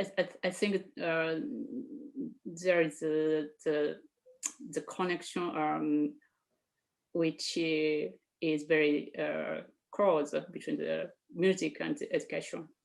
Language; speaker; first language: English; non-native, fluent; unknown